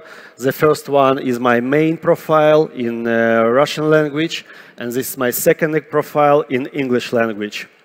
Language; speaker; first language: English; non-native, fluent; Russian